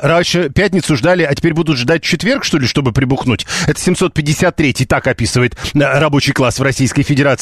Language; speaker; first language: Russian; native; Russian